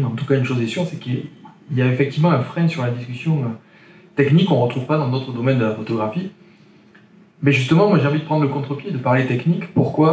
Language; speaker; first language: French; native; French